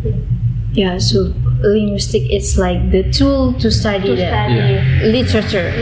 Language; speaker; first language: English; non-native, learner; Indonesian